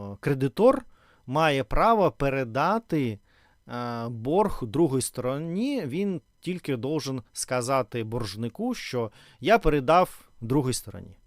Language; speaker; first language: Ukrainian; non-native, learner; Russian